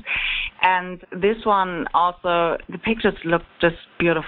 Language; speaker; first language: English; non-native, fluent; German